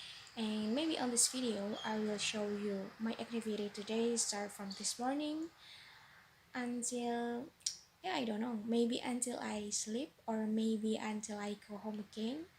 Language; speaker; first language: English; non-native, learner; Indonesian